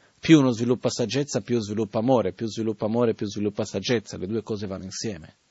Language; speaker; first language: Italian; non-native, fluent; Portuguese